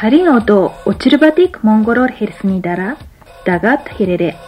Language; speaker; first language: Mongolian; non-native, fluent; Japanese